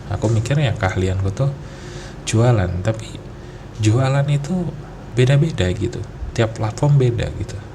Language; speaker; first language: Indonesian; non-native, local second language; Malay